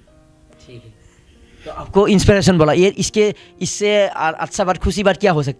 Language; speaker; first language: Hindi; non-native, local second language; Assamese